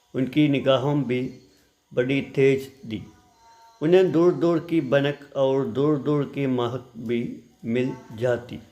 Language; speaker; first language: Hindi; non-native, local second language; Malayalam